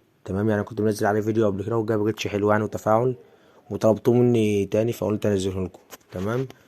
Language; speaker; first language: Arabic; native; Arabic